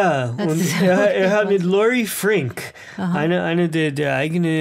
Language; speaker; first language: German; non-native, learner; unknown